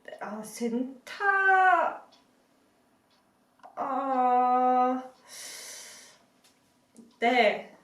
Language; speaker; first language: Korean; non-native, learner; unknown